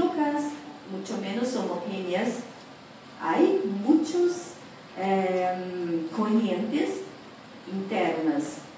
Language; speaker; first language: Spanish; non-native, fluent; Portuguese